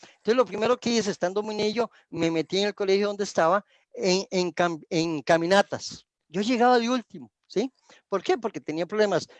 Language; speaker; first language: Spanish; native; Spanish